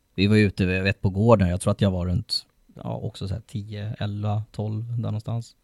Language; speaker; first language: Swedish; native; Swedish